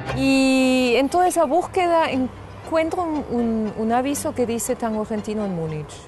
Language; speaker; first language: Spanish; non-native, fluent; German